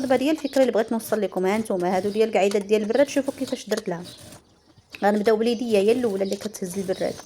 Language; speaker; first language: Arabic; native; Arabic